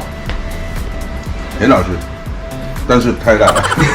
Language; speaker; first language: Chinese; non-native, local second language; Min Nan Chinese